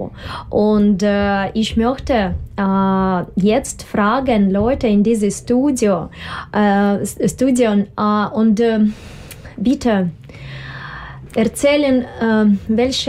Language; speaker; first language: German; non-native, learner; Russian